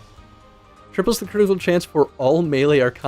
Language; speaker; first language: English; native; English